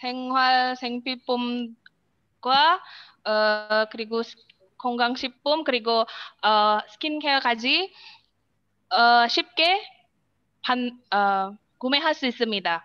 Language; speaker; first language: Korean; non-native, learner; Indonesian